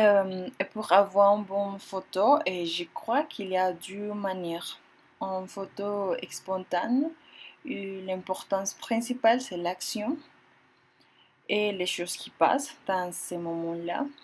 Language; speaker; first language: French; non-native, learner; Spanish